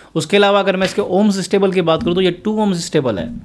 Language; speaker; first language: Hindi; native; Hindi